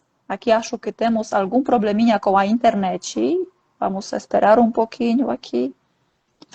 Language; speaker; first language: Portuguese; non-native, fluent; Polish